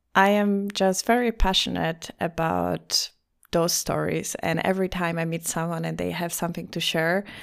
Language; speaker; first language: English; non-native, fluent; Polish